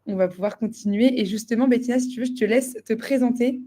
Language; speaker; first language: French; native; French